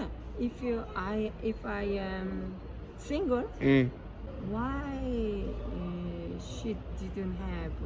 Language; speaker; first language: English; non-native, learner; Korean